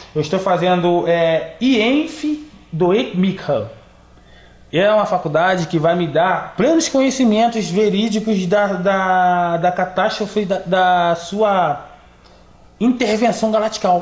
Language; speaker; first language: Portuguese; native; Portuguese